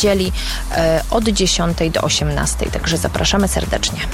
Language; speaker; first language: Polish; native; Polish